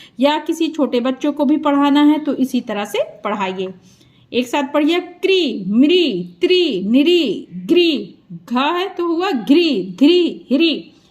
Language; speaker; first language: Hindi; native; Hindi